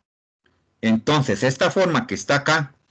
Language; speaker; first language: Spanish; native; Spanish